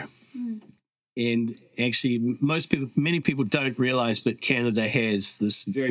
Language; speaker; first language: English; native; English